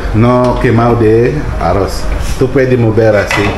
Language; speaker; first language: Spanish; non-native, learner; Filipino